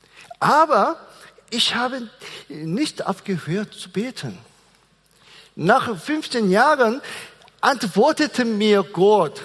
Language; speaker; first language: German; non-native, fluent; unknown